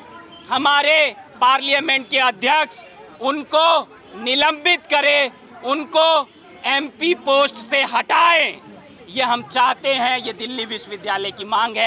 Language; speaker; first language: Hindi; native; Hindi